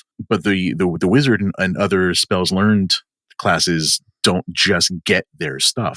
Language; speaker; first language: English; native; English